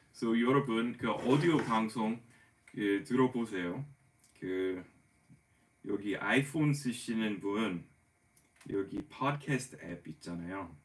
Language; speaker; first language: Korean; non-native, fluent; English